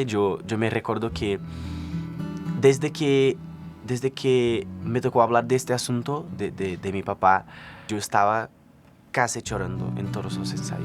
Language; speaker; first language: Spanish; non-native, fluent; Portuguese